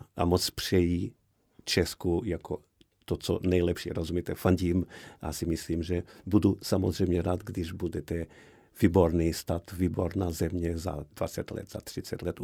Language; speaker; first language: Czech; non-native, fluent; Portuguese